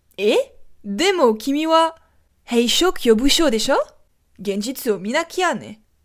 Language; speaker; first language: French; native; French